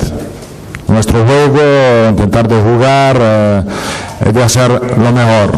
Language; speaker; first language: Spanish; non-native, fluent; Italian